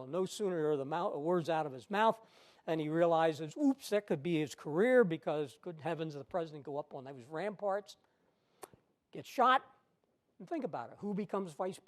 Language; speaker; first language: English; native; English